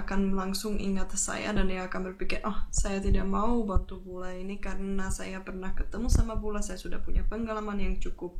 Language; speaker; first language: Indonesian; non-native, fluent; Czech